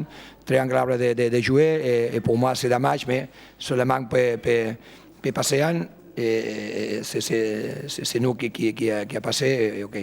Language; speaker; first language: French; non-native, fluent; Spanish